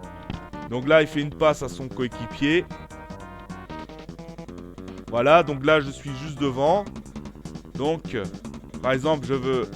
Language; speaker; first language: French; native; French